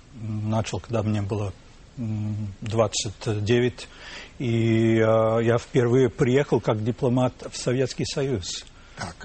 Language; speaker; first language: Russian; non-native, fluent; English